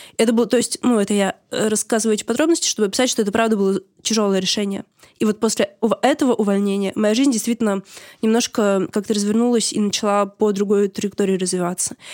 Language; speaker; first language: Russian; native; Russian